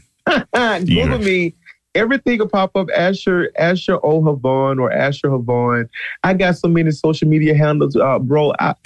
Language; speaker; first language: English; native; English